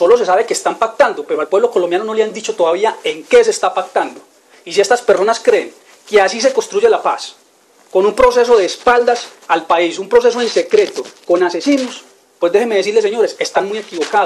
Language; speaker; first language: Spanish; native; Spanish